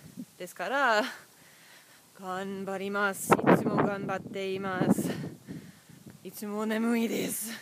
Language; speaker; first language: Japanese; non-native, learner; English